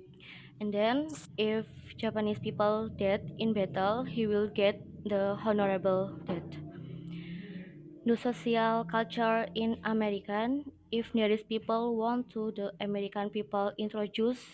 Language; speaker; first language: English; non-native, learner; Indonesian